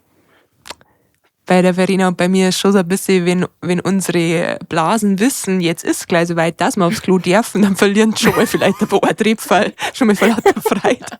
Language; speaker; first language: German; native; German